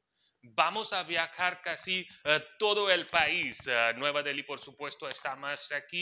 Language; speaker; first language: Spanish; non-native, fluent; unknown